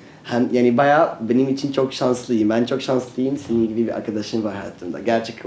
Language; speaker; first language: Turkish; non-native, fluent; Arabic